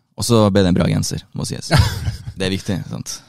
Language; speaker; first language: Norwegian; native; Norwegian